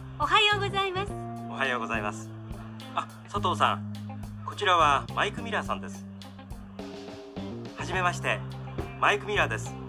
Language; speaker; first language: Japanese; non-native, learner; Indonesian